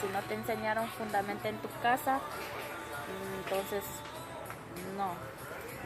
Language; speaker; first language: Spanish; early bilingual, other home language; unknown